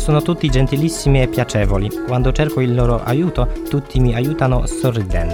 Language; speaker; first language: Italian; non-native, fluent; Polish